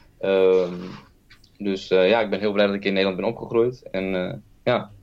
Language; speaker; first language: Dutch; early bilingual, other home language; Kurdish